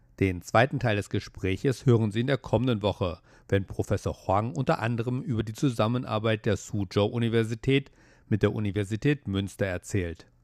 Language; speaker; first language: German; non-native, fluent; Chinese